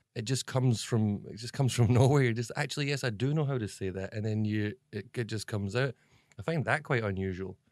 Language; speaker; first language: English; native; English